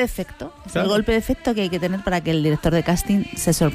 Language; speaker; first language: Spanish; native; Spanish